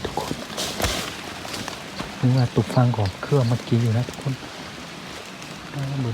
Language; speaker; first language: Thai; non-native, local second language; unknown